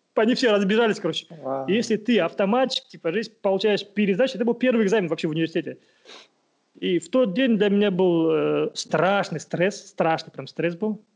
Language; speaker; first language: Russian; non-native, local second language; Kazakh